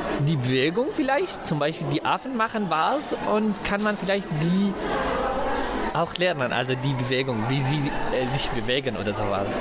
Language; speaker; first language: German; non-native, fluent; Arabic